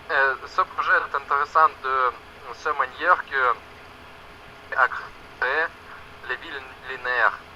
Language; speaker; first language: French; non-native, learner; Russian